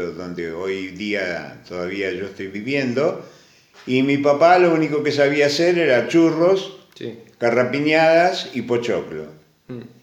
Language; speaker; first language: Spanish; early bilingual, other home language; Greek